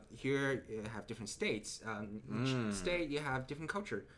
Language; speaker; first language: English; non-native, fluent; Chinese